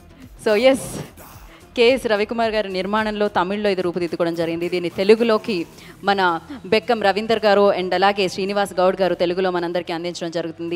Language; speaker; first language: Telugu; native; Telugu